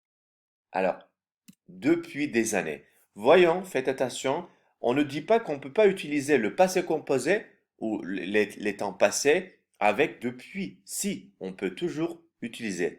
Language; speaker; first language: French; non-native, fluent; Turkish